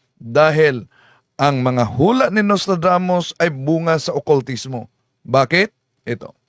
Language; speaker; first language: Filipino; non-native, local second language; Cebuano